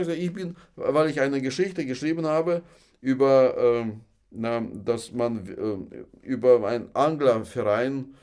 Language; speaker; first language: German; non-native, fluent; Russian